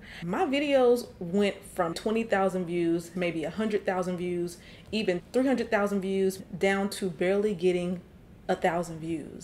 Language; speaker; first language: English; native; English